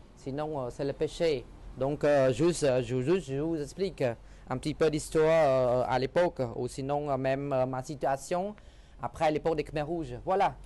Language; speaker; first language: French; non-native, fluent; Khmer